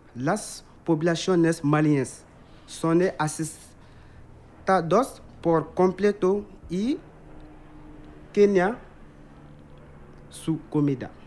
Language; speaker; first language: Spanish; non-native, learner; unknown